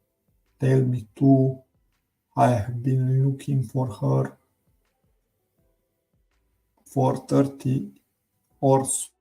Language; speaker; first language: English; non-native, learner; Romanian